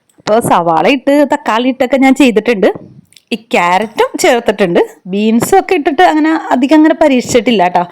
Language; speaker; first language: Malayalam; native; Malayalam